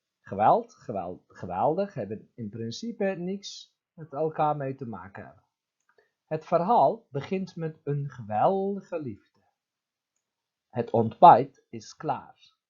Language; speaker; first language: Dutch; non-native, fluent; Turkish